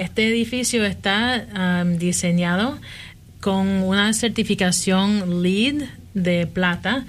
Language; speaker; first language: Spanish; early bilingual, heritage; Spanish